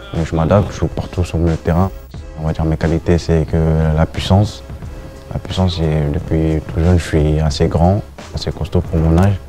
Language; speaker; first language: French; native; French